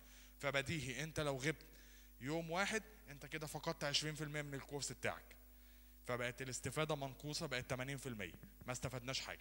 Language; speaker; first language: Arabic; native; Arabic